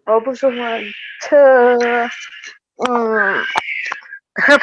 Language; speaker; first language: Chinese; non-native, learner; Indonesian